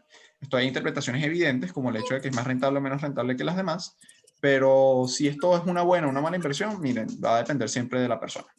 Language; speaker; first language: Spanish; native; Spanish